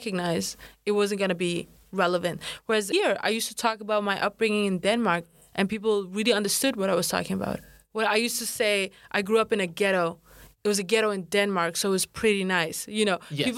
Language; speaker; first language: English; non-native, fluent; Kurdish